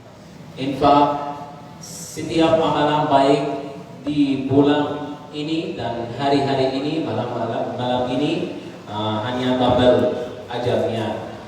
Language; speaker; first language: Indonesian; non-native, learner; Arabic